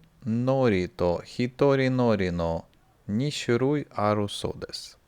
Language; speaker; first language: Japanese; non-native, learner; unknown